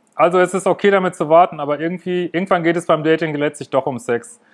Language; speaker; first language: German; native; German